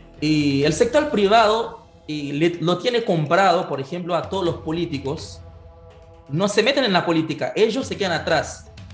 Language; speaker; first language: Spanish; non-native, fluent; Haitian Creole